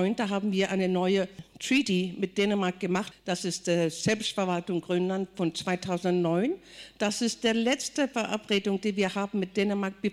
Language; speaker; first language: German; non-native, fluent; Kalaallisut